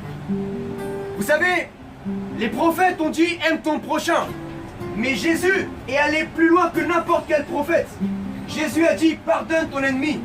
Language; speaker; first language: French; native; French